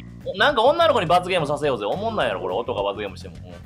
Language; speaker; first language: Japanese; native; Japanese